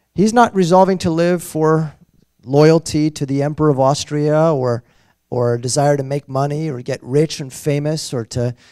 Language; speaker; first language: English; native; English